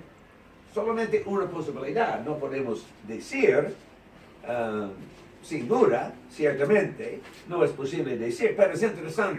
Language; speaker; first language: Spanish; non-native, learner; English